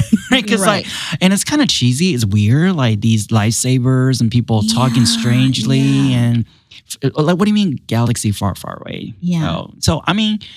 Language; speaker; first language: English; non-native, fluent; Chinese